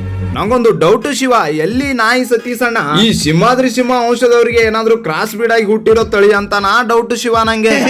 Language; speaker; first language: Kannada; native; Kannada